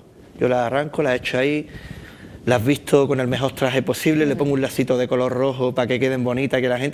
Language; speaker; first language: Spanish; native; Spanish